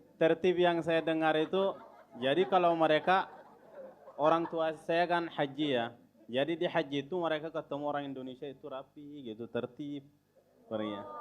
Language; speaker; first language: Indonesian; non-native, fluent; Arabic